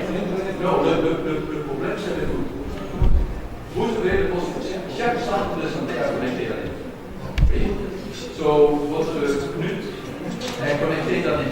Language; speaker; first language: French; non-native, learner; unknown